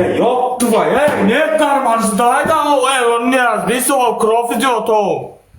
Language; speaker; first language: Russian; non-native, learner; Turkmen